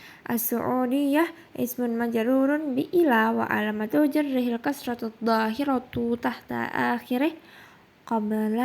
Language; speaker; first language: Arabic; non-native, learner; Indonesian